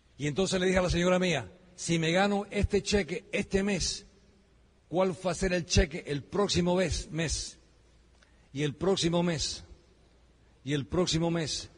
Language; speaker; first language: Spanish; early bilingual, heritage; Spanish